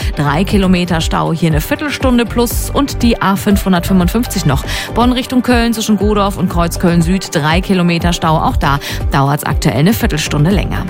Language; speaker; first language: German; native; German